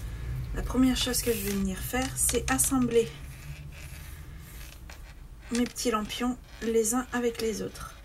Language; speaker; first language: French; native; French